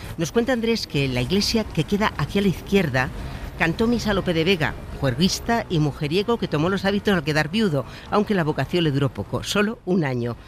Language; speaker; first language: Spanish; native; Spanish